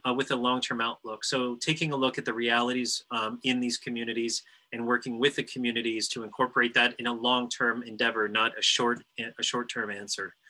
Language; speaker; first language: English; native; English